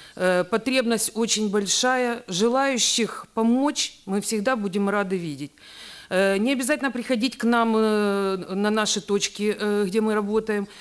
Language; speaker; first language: Russian; native; Russian